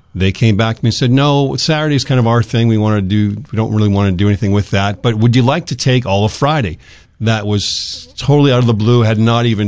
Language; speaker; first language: English; native; English